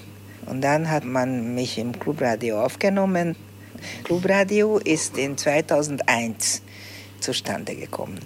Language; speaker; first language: German; early bilingual, heritage; Hungarian